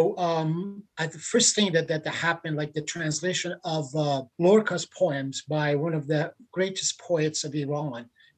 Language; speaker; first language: English; non-native, fluent; Persian